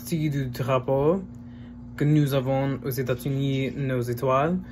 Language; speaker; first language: French; non-native, fluent; English